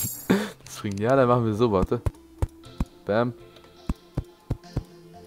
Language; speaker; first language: German; native; German